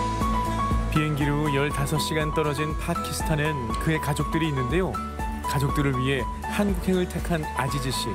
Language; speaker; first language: Korean; native; Korean